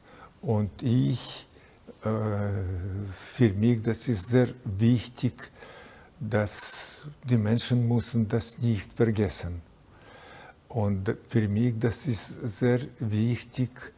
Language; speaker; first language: German; non-native, learner; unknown